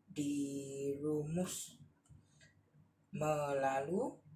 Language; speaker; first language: Malay; non-native, local second language; Chinese